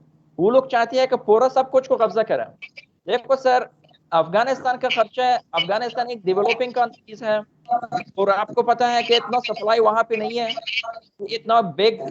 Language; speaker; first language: Hindi; non-native, fluent; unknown